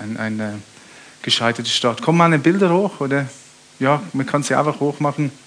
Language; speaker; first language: German; early bilingual, heritage; German